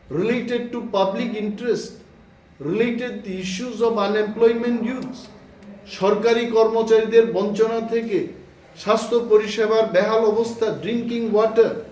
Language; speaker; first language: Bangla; non-native, local second language; Kok Borok